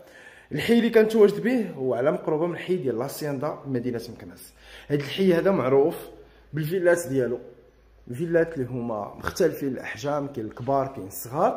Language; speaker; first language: Arabic; native; Arabic